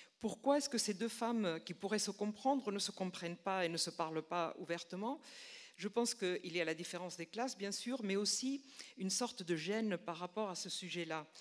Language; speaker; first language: French; non-native, fluent; Spanish